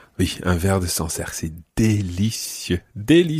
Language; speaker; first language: French; non-native, fluent; English